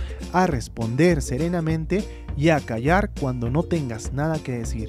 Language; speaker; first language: Spanish; native; Spanish